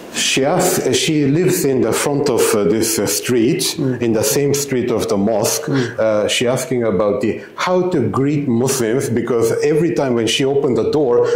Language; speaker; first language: English; non-native, learner; Japanese